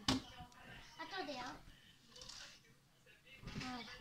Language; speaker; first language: French; native; French